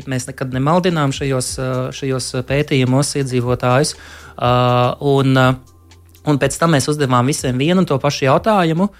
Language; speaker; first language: Latvian; native; Latvian